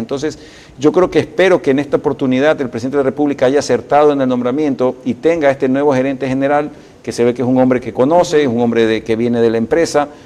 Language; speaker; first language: Spanish; native; Spanish